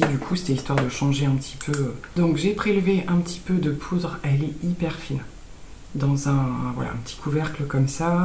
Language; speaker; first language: French; native; French